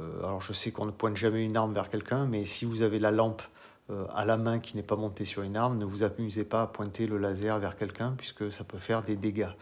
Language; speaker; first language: French; native; French